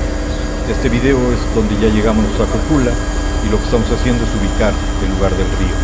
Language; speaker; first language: Spanish; native; Spanish